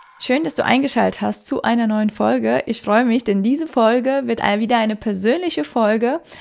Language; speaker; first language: German; early bilingual, other home language; Russian